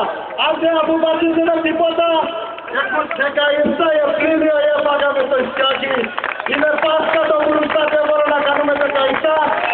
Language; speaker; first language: Greek; non-native, learner; Bangla